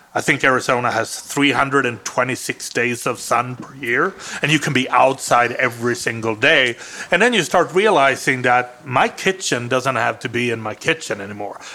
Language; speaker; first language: English; non-native, fluent; Swedish